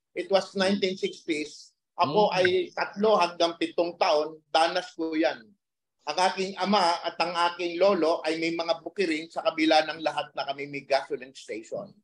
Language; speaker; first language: Filipino; native; Filipino